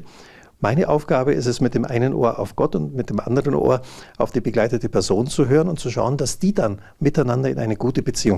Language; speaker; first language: German; native; German